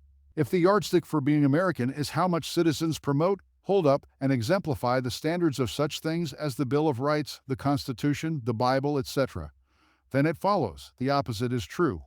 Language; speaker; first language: English; native; English